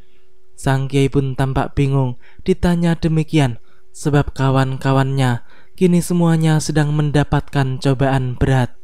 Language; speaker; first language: Indonesian; native; Indonesian